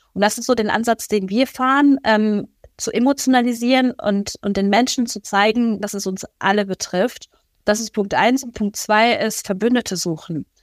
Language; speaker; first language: German; early bilingual, other home language; Persian